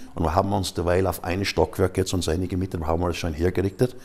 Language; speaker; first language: German; non-native, fluent; English